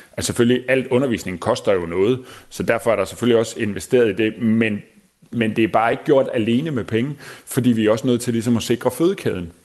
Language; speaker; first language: Danish; native; Danish